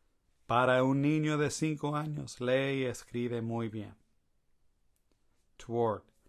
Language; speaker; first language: Spanish; non-native, fluent; English